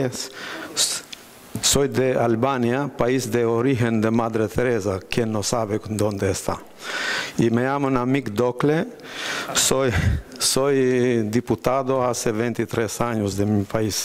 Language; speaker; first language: Spanish; non-native, fluent; Albanian